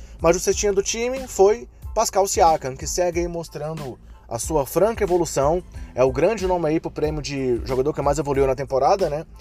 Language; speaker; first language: Portuguese; native; Portuguese